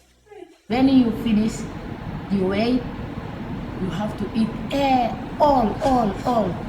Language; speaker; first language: English; non-native, local second language; Wolof